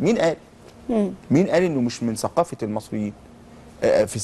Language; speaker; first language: Arabic; native; Arabic